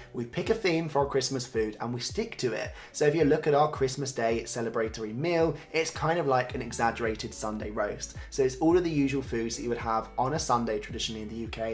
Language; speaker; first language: English; native; English